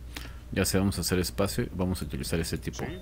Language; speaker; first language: Spanish; native; Spanish